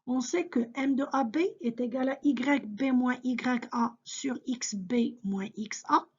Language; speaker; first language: French; non-native, local second language; Arabic